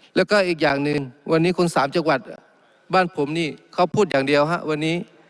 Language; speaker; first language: Thai; non-native, local second language; Malay